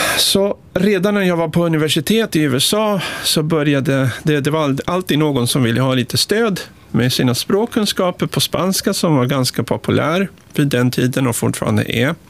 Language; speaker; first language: Swedish; early bilingual, other home language; Spanish